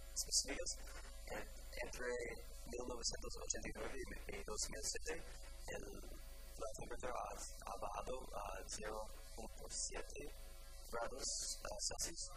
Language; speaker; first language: Spanish; non-native, fluent; English